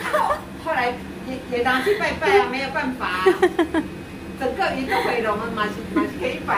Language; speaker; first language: Chinese; native; Chinese